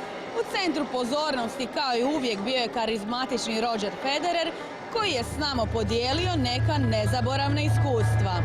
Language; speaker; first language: Croatian; native; Croatian